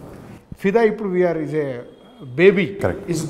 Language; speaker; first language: Telugu; native; Telugu